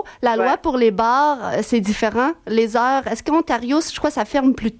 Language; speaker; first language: French; native; French